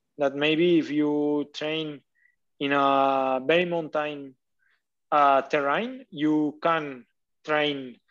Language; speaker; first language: English; non-native, learner; Catalan